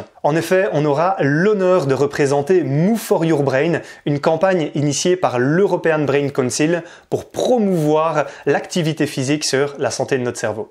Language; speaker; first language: French; native; French